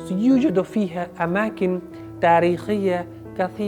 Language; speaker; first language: Arabic; non-native, fluent; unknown